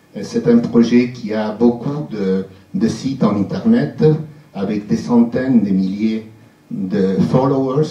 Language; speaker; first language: French; non-native, fluent; Spanish